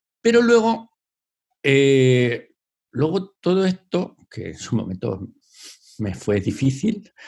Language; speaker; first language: Spanish; native; Spanish